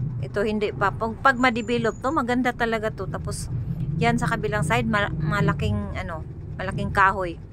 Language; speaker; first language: Filipino; non-native, local second language; Cebuano